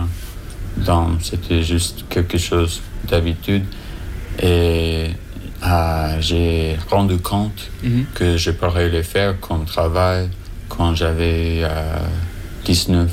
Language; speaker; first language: French; non-native, learner; English